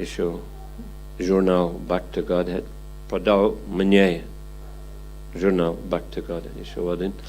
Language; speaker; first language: Russian; non-native, fluent; English